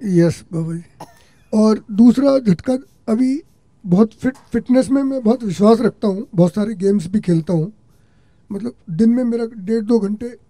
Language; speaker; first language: Hindi; native; Hindi